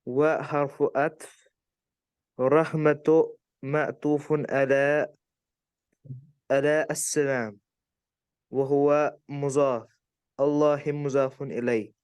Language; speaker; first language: Arabic; non-native, learner; Urdu